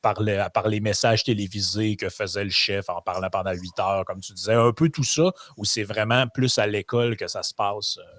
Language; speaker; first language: French; native; French